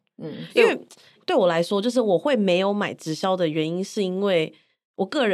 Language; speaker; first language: Chinese; native; Chinese